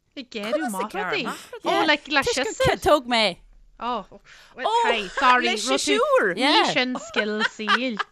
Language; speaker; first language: Irish; native; Irish